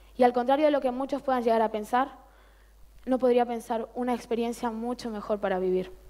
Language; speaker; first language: Spanish; native; Spanish